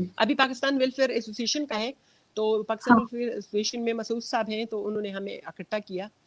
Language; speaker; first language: Urdu; non-native, local second language; Pashto